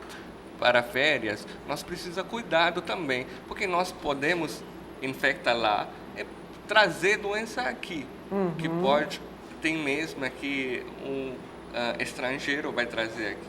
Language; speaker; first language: Portuguese; non-native, learner; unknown